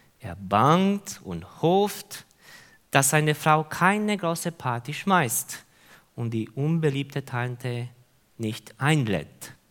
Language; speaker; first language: German; non-native, fluent; Hungarian